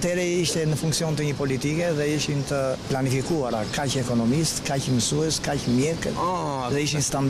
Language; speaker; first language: Albanian; native; Albanian